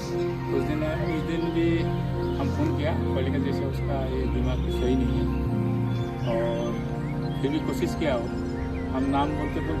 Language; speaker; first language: Hindi; non-native, local second language; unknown